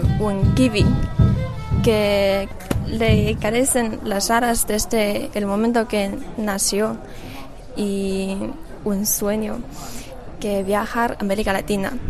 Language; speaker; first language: Spanish; non-native, learner; Chinese